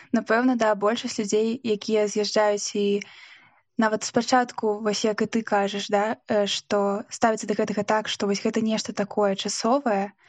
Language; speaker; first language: Belarusian; non-native, local second language; Russian